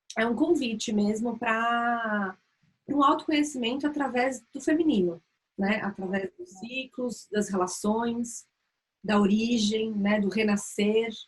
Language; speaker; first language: Portuguese; native; Portuguese